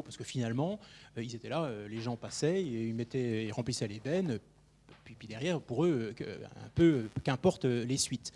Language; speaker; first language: French; native; French